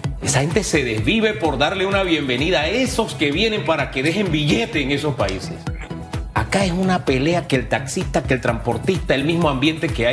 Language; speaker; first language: Spanish; native; Spanish